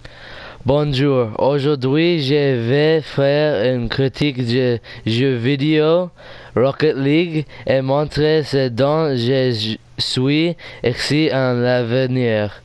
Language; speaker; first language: French; non-native, learner; English